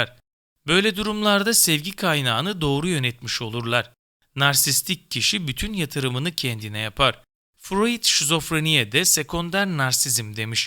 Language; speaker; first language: Turkish; native; Turkish